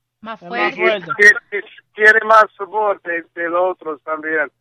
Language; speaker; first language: Spanish; non-native, learner; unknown